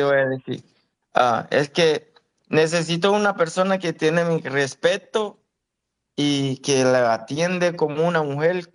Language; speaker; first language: Spanish; non-native, fluent; Haitian Creole